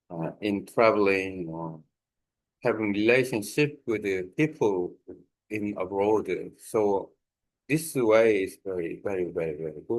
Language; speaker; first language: English; non-native, learner; Korean